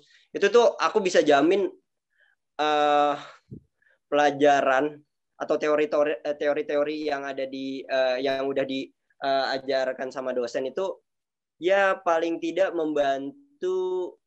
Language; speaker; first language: Indonesian; native; Indonesian